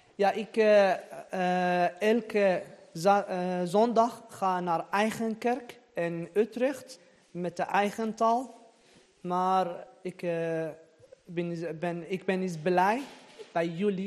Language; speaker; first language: Dutch; non-native, learner; Persian